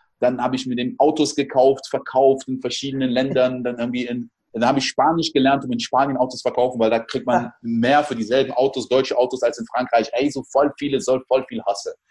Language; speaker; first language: German; early bilingual, other home language; French